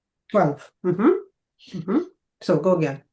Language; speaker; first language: English; non-native, fluent; Romanian